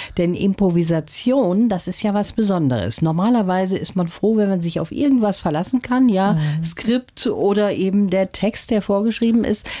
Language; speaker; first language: German; native; German